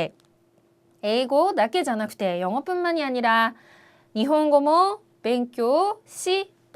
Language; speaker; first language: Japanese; non-native, fluent; Korean